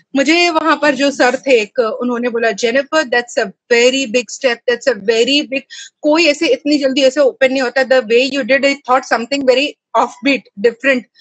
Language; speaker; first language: Hindi; native; Hindi